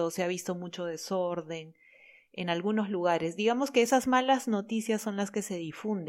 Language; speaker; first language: Spanish; native; Spanish